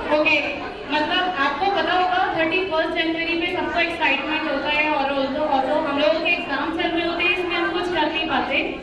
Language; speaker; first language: Hindi; native; Hindi